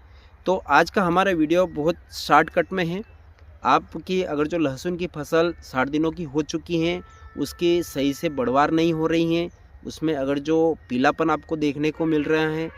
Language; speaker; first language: Hindi; native; Hindi